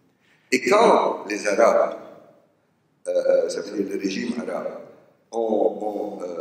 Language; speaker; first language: French; non-native, local second language; Arabic